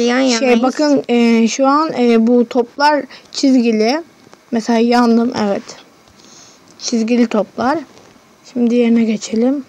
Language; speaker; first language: Turkish; native; Turkish